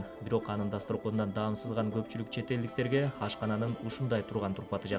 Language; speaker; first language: Kyrgyz; native; Kyrgyz